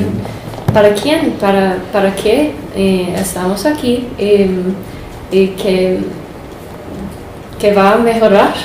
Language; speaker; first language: Spanish; non-native, fluent; English